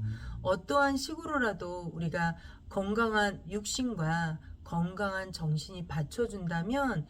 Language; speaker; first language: Korean; native; Korean